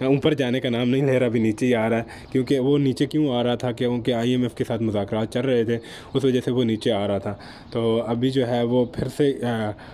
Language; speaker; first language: Urdu; native; Urdu